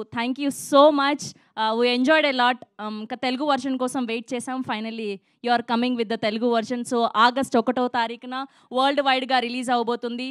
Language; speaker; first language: Telugu; native; Telugu